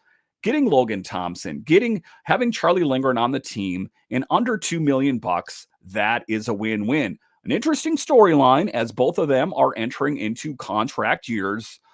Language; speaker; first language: English; native; English